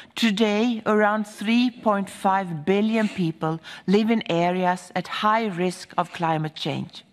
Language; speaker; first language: English; non-native, fluent; Swedish